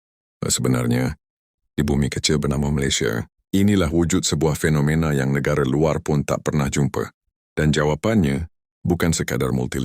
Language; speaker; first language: Malay; native; Malay